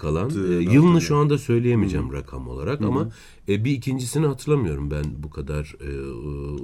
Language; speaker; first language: Turkish; native; Turkish